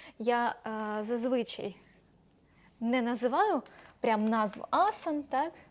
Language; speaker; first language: Ukrainian; non-native, local second language; Russian